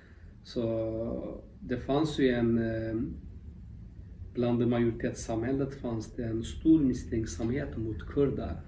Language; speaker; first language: Swedish; non-native, local second language; Kurdish